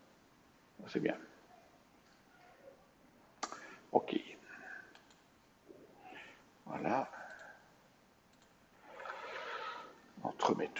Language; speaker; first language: French; native; French